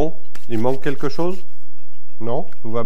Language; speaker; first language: French; native; French